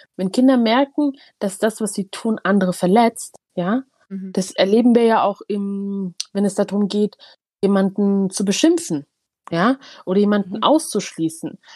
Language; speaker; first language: German; early bilingual, other home language; Tigrinya